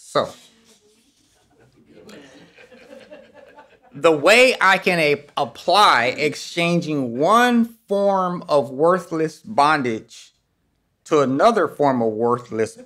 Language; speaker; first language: English; native; English